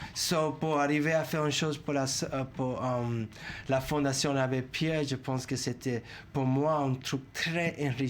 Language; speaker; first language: French; non-native, fluent; English